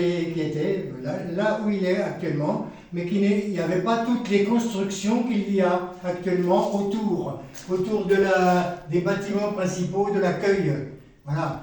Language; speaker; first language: French; native; French